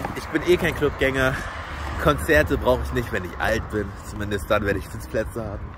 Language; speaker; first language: German; native; German